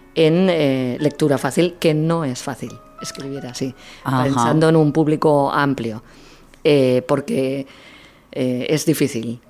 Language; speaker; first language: Spanish; native; Spanish